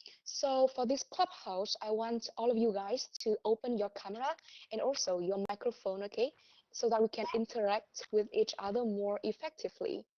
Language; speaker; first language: English; non-native, fluent; Vietnamese